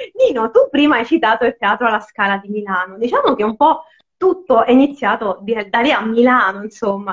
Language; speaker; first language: Italian; native; Italian